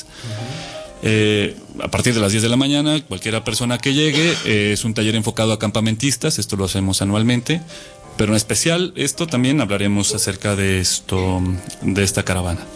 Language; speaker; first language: Spanish; native; Spanish